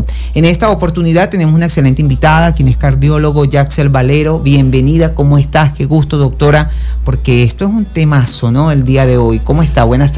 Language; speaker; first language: Spanish; native; Spanish